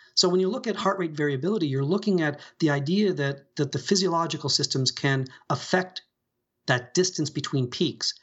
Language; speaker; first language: English; native; English